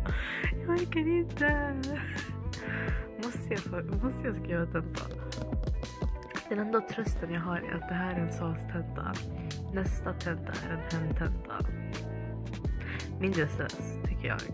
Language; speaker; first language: Swedish; early bilingual, other home language; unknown